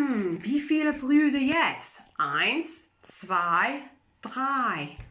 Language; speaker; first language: German; non-native, fluent; English